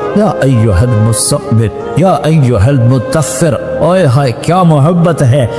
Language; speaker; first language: Urdu; non-native, local second language; Punjabi